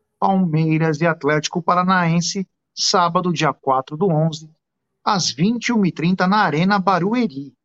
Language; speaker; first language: Portuguese; native; Portuguese